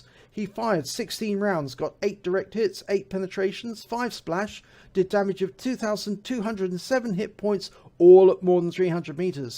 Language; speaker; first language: English; native; English